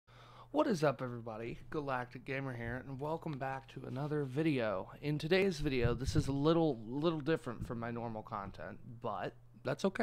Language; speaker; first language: English; native; English